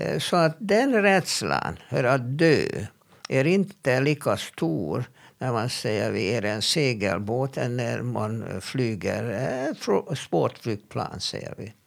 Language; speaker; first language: Swedish; non-native, fluent; Hebrew